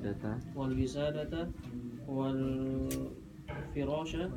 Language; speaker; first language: Arabic; non-native, learner; Indonesian